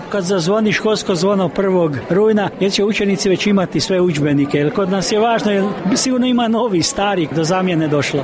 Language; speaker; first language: Croatian; early bilingual, heritage; Croatian